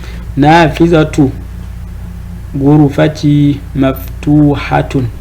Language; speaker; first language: Arabic; non-native, fluent; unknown